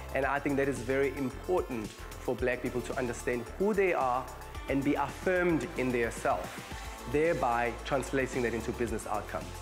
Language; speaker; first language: English; non-native, local second language; Zulu